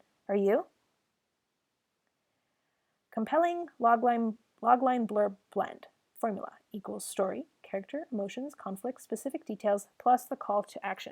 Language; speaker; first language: English; native; English